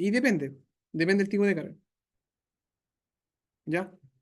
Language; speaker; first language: Spanish; native; Spanish